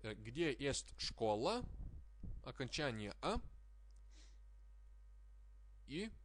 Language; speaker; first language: Russian; non-native, fluent; Lithuanian